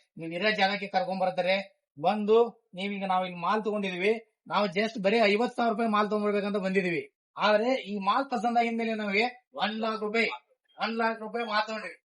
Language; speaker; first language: Kannada; native; Kannada